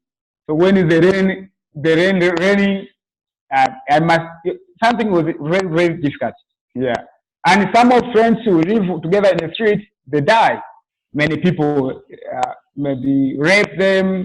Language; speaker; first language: English; non-native, local second language; Swahili